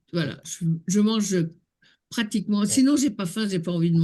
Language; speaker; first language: French; native; French